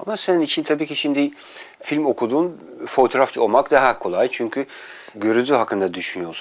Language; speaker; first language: Turkish; non-native, fluent; Dutch